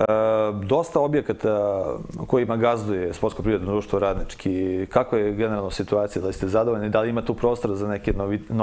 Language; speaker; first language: Serbian; native; Serbian